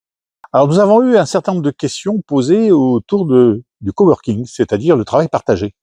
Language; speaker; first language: French; native; French